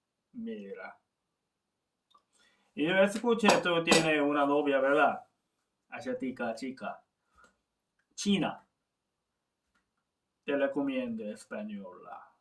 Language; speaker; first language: Spanish; non-native, learner; Korean